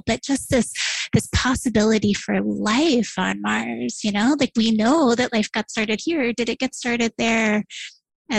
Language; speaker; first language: English; native; English